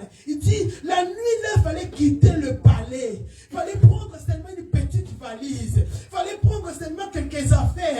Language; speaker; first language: French; non-native, local second language; Lingala